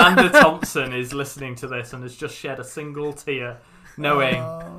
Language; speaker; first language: English; native; English